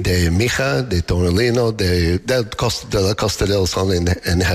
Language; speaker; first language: Spanish; non-native, fluent; English